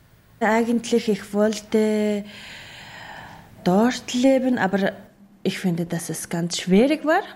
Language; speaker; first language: German; non-native, learner; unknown